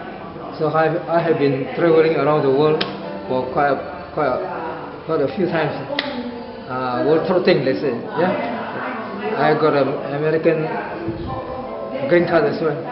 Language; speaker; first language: English; non-native, fluent; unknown